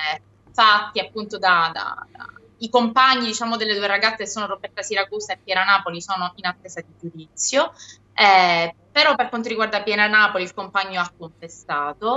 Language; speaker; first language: Italian; native; Italian